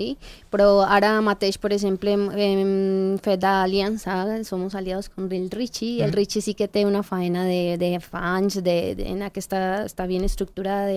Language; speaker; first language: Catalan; non-native, learner; Spanish